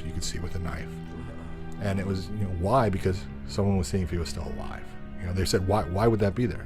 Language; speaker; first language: English; native; English